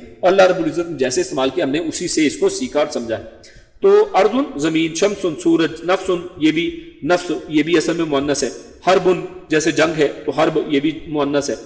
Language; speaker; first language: Urdu; native; Urdu